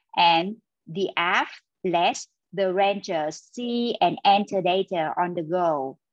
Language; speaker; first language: English; non-native, learner; Vietnamese